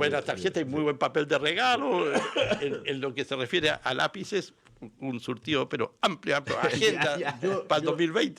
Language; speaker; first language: Spanish; native; Spanish